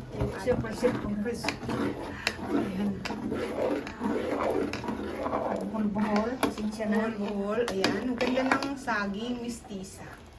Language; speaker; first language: Filipino; non-native, local second language; Pampanga